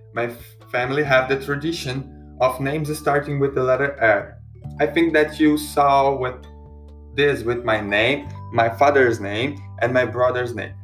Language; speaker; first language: English; non-native, learner; Portuguese